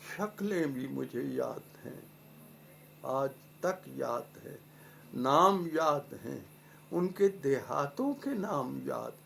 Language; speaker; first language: Urdu; non-native, local second language; Punjabi